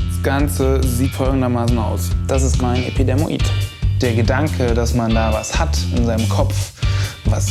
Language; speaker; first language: German; native; German